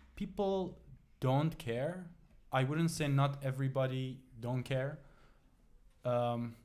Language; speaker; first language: English; non-native, fluent; Persian